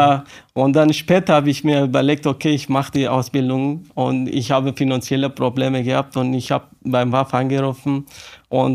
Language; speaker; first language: German; non-native, learner; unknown